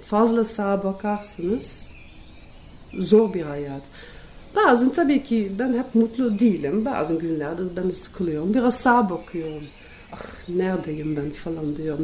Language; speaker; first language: Turkish; non-native, fluent; Dutch